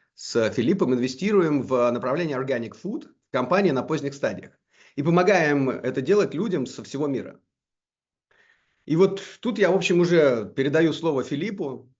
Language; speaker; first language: Russian; native; Russian